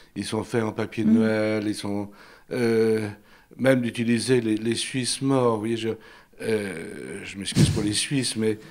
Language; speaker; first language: French; native; French